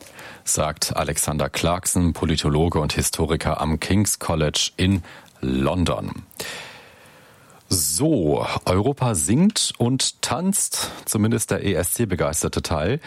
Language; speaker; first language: German; native; German